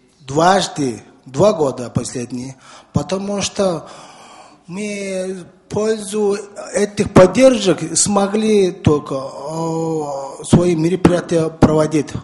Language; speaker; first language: Russian; non-native, learner; Mongolian